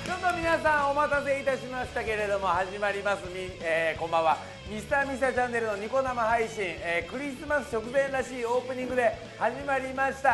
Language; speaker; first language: Japanese; native; Japanese